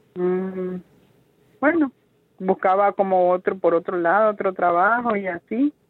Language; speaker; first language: Spanish; native; Spanish